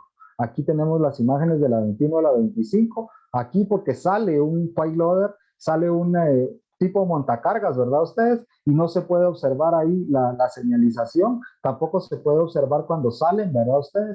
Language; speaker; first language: Spanish; native; Spanish